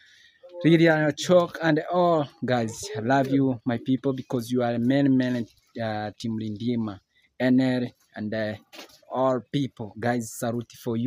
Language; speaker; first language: English; non-native, learner; Swahili